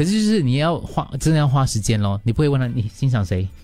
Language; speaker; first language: Chinese; native; Chinese